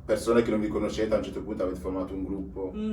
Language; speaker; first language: Italian; native; Italian